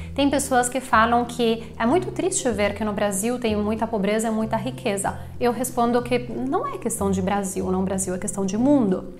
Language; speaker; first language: Portuguese; non-native, fluent; Italian